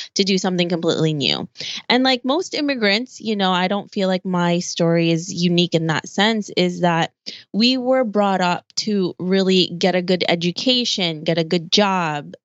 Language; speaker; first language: English; early bilingual, other home language; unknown